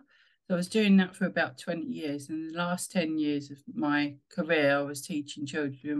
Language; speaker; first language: English; native; English